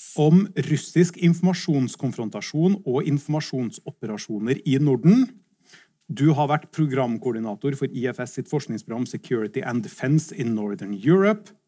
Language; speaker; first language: Norwegian; native; Norwegian